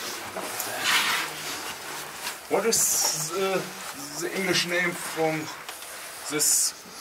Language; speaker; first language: English; non-native, learner; German